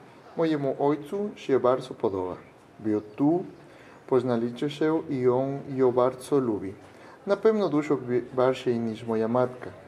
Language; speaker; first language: Polish; non-native, fluent; Spanish